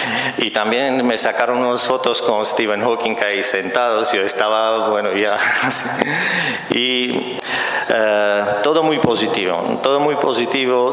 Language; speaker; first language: Spanish; non-native, fluent; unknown